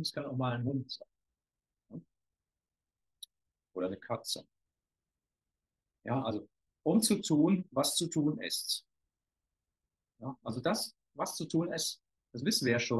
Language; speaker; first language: German; native; German